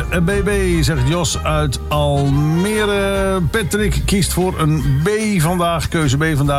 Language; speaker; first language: Dutch; native; Dutch